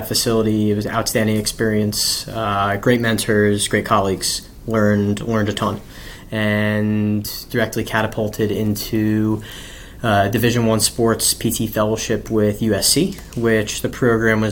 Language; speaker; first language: English; native; English